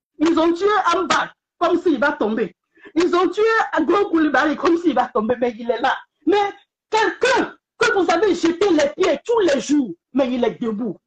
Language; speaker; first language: French; non-native, local second language; Bambara